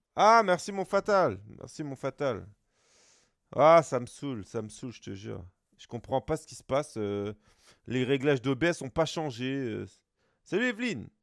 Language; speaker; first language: French; native; French